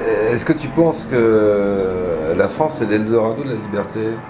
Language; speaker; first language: French; native; French